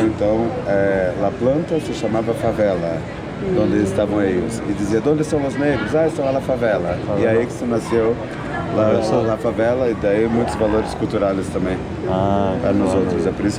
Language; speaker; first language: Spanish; non-native, fluent; Portuguese